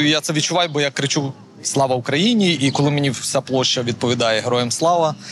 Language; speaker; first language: Ukrainian; native; Ukrainian